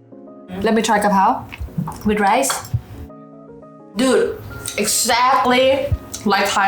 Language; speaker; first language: English; non-native, fluent; Thai